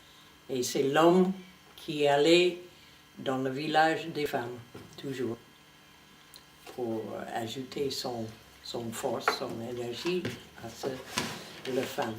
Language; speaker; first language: French; non-native, fluent; English